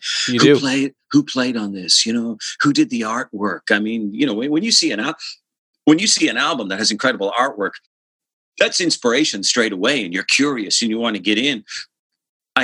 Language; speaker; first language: English; native; English